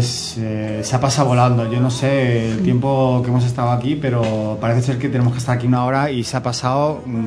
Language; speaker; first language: Spanish; native; Spanish